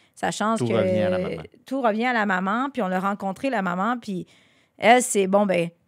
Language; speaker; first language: French; native; French